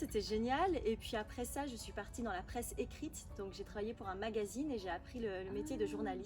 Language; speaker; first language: French; native; French